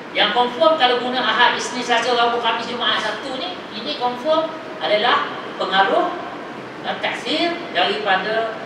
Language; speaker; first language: Malay; native; Malay